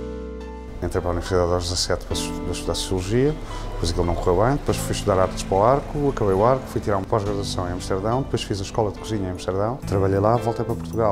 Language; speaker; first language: Portuguese; native; Portuguese